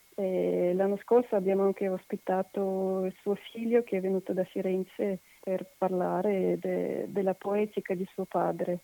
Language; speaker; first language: Italian; non-native, fluent; Russian